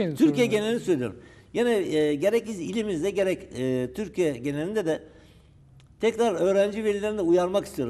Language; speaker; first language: Turkish; native; Turkish